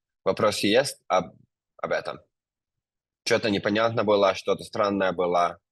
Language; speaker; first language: Russian; non-native, fluent; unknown